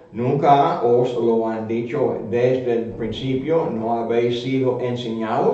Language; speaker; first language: Spanish; non-native, fluent; English